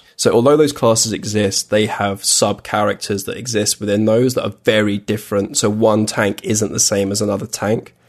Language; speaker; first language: English; native; English